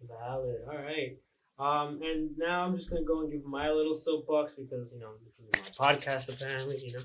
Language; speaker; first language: English; native; English